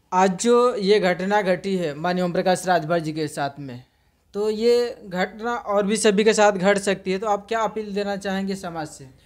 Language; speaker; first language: Hindi; native; Hindi